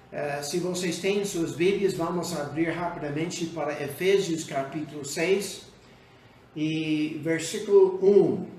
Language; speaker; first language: Portuguese; non-native, fluent; English